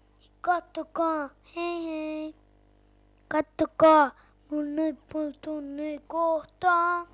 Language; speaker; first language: Finnish; native; Finnish